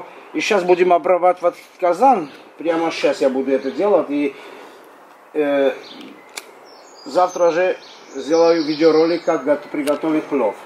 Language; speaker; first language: Russian; non-native, fluent; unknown